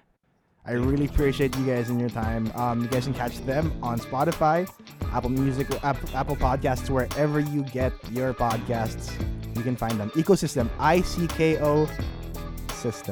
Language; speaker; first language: English; non-native, local second language; Filipino